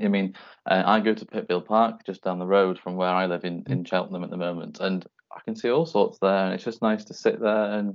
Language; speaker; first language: English; native; English